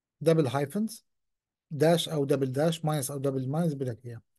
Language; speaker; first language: Arabic; native; Arabic